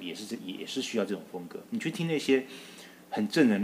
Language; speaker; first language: Chinese; native; Chinese